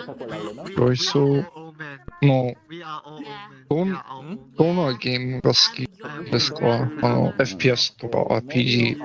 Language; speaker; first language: Japanese; non-native, learner; English